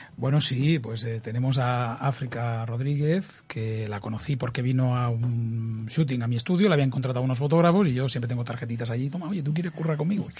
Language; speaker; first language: Spanish; native; Spanish